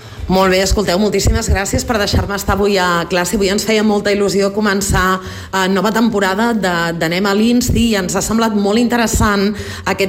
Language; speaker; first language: Catalan; native; Catalan